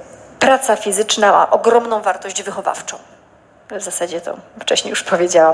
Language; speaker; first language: Polish; native; Polish